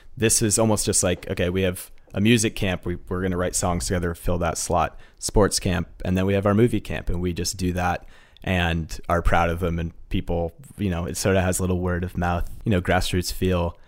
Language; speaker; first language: English; native; English